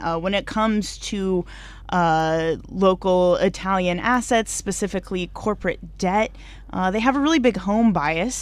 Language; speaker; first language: English; native; English